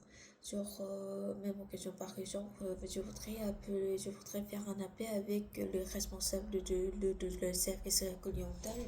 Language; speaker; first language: French; non-native, learner; Korean